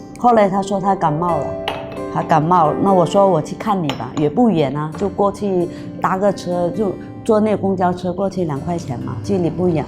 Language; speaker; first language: Chinese; non-native, local second language; Hakka Chinese